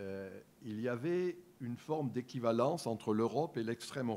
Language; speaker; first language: French; native; French